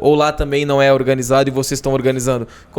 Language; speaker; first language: Portuguese; native; Portuguese